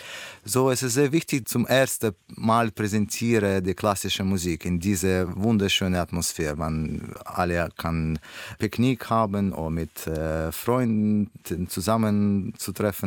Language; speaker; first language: German; non-native, learner; Russian